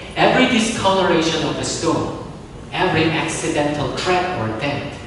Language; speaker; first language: English; non-native, fluent; Korean